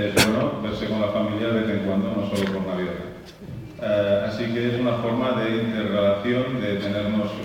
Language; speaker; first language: Spanish; native; Spanish